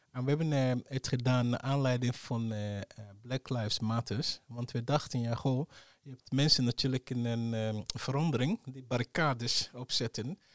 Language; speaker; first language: Dutch; non-native, fluent; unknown